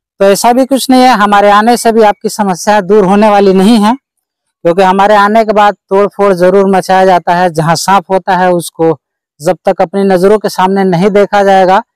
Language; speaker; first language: Hindi; native; Hindi